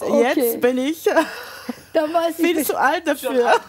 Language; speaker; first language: German; non-native, fluent; French